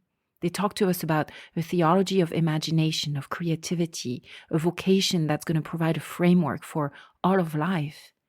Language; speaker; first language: English; non-native, fluent; French